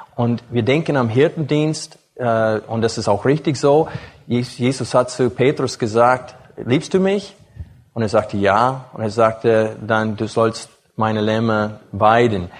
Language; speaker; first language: German; non-native, fluent; English